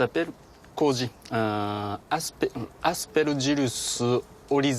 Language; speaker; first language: French; non-native, learner; Japanese